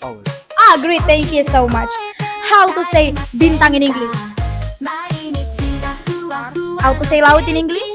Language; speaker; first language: English; non-native, fluent; Indonesian